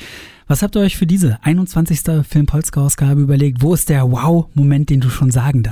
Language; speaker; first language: German; native; German